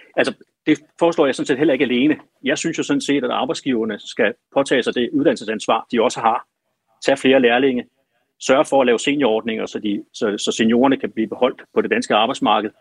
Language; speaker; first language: Danish; native; Danish